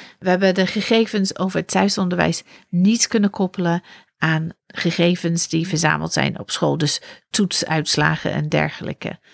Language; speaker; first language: Dutch; non-native, fluent; English